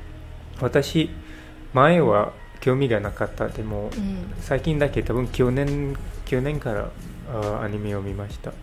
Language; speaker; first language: Japanese; non-native, learner; English